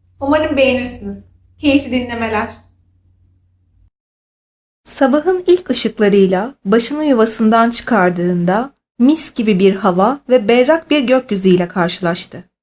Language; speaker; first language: Turkish; native; Turkish